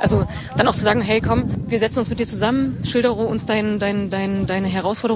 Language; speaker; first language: German; native; German